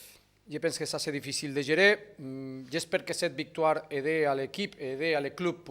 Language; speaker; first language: French; non-native, fluent; Spanish